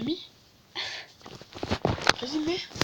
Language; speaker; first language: French; native; French